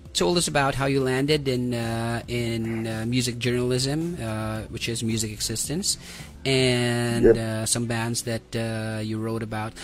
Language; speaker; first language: English; non-native, local second language; Waray